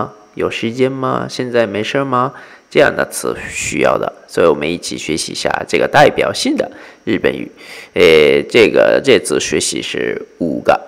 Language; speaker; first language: Chinese; non-native, fluent; Japanese